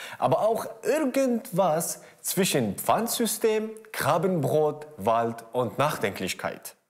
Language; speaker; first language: German; non-native, fluent; Arabic